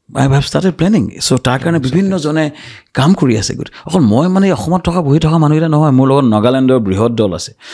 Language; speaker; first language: Assamese; native; Assamese